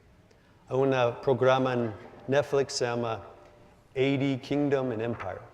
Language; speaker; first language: Spanish; non-native, learner; English